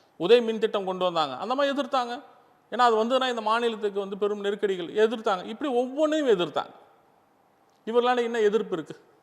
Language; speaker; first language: Tamil; non-native, local second language; Urdu